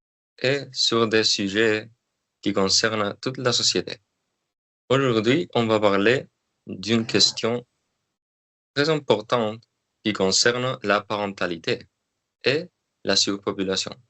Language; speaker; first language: French; non-native, learner; Spanish